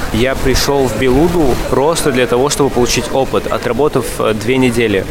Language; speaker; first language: Russian; early bilingual, other home language; Uzbek